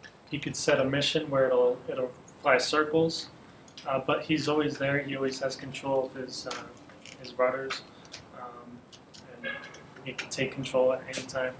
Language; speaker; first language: English; native; English